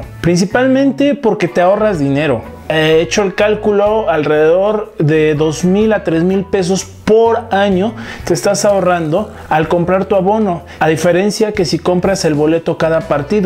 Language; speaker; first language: Spanish; native; Spanish